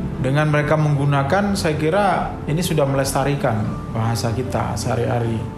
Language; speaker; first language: Indonesian; non-native, local second language; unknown